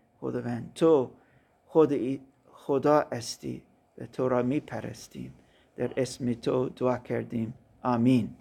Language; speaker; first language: Persian; non-native, learner; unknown